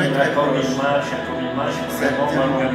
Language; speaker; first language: French; non-native, fluent; Italian